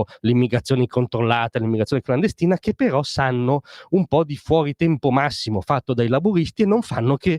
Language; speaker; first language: Italian; native; Italian